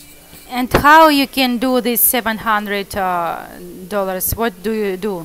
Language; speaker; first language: English; non-native, learner; Russian